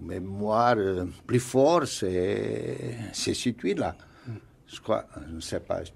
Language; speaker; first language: French; non-native, fluent; Portuguese